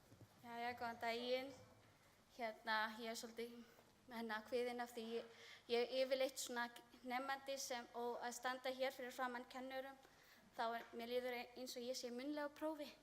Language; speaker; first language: Icelandic; non-native, learner; Filipino